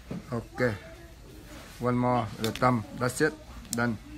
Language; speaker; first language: English; non-native, learner; Vietnamese